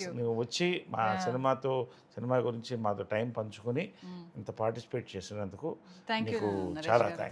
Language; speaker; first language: Telugu; native; Telugu